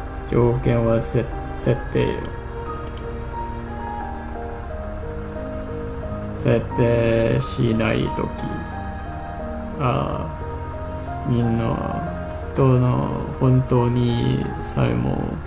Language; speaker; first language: Japanese; non-native, learner; English